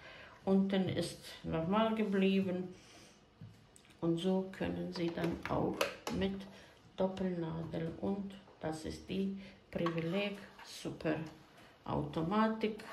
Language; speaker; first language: German; non-native, fluent; Croatian